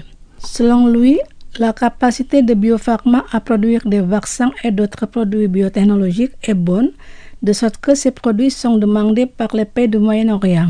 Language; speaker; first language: French; non-native, fluent; Indonesian